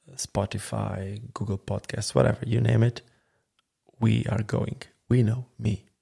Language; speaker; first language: English; non-native, fluent; Croatian